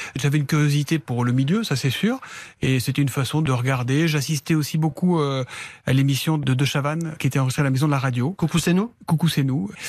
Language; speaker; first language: French; native; French